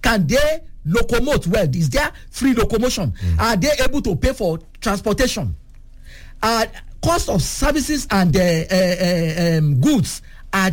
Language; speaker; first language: English; non-native, local second language; Yoruba